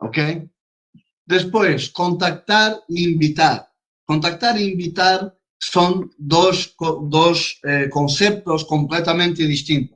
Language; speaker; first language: Spanish; non-native, fluent; Portuguese